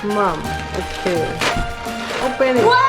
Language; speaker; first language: English; non-native, learner; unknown